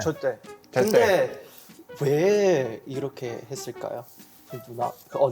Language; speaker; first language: Korean; non-native, fluent; Chinese